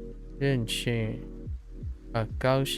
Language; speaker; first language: Chinese; non-native, learner; English